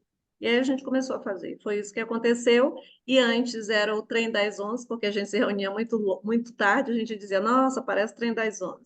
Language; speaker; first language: Portuguese; native; Portuguese